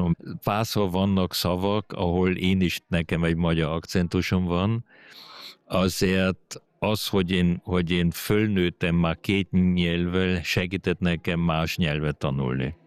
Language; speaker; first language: Hungarian; early bilingual, heritage; German